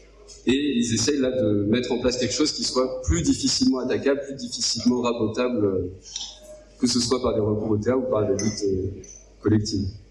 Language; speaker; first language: French; native; French